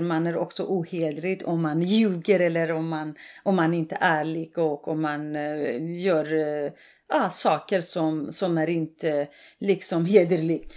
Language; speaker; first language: Swedish; non-native, fluent; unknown